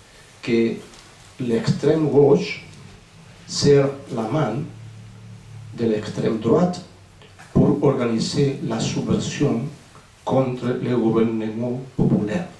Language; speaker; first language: French; non-native, fluent; Spanish